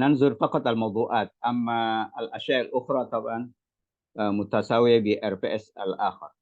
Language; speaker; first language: Arabic; non-native, fluent; Indonesian